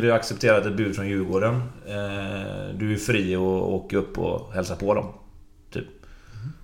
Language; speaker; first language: Swedish; native; Swedish